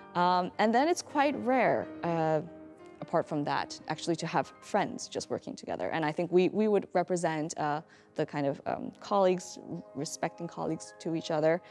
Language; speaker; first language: English; native; English